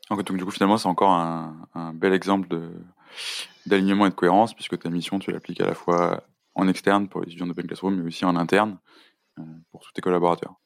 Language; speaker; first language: French; native; French